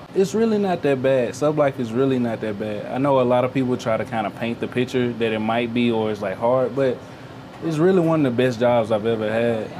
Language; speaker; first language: English; native; English